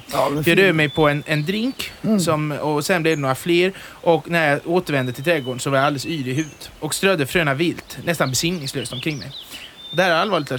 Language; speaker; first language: Swedish; native; Swedish